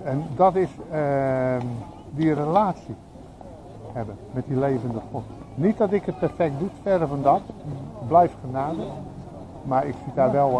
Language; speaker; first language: Dutch; native; Dutch